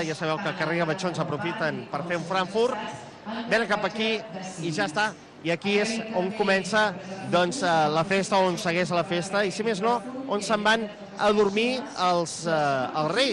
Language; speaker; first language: Catalan; native; Catalan